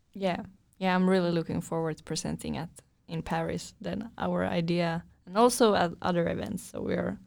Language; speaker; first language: English; non-native, fluent; Finnish